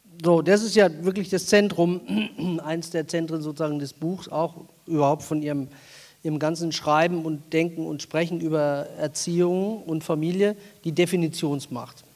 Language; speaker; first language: German; native; German